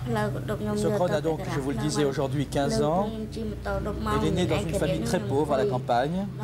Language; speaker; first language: French; native; French